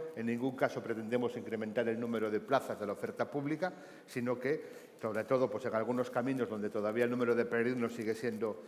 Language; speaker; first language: Spanish; non-native, local second language; Galician